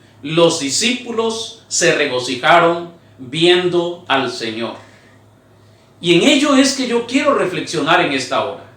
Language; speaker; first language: Spanish; native; Spanish